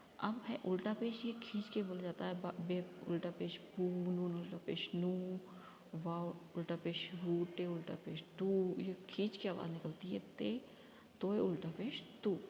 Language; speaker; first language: Hindi; native; Hindi